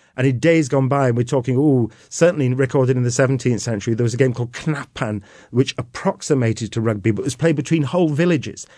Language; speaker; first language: English; native; English